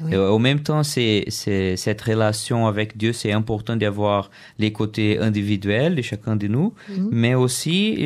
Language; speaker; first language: French; non-native, learner; Portuguese